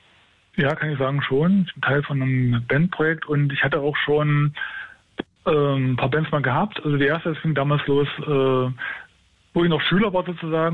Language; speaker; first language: German; native; German